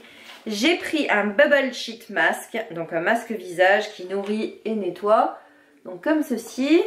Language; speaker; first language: French; native; French